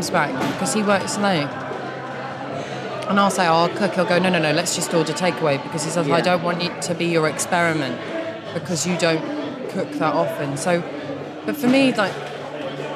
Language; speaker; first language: English; native; English